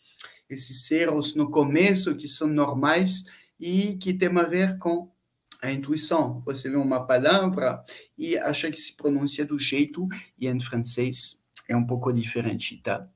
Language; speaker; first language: Portuguese; non-native, fluent; French